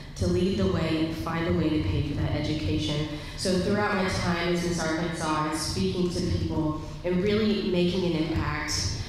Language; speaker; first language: English; native; English